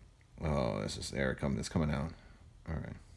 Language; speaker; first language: English; native; English